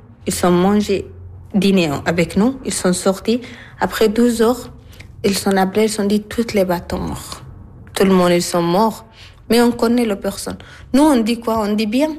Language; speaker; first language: French; non-native, learner; Arabic